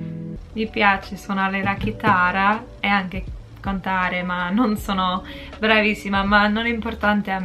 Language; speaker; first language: Italian; non-native, learner; English